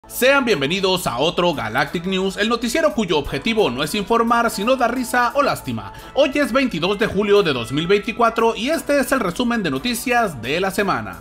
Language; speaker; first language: Spanish; native; Spanish